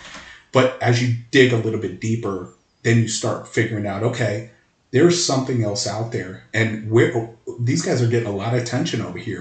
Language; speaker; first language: English; native; English